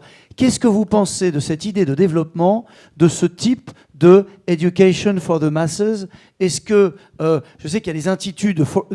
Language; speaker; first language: French; native; French